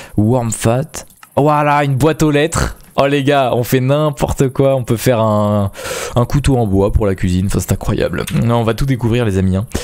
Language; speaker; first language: French; native; French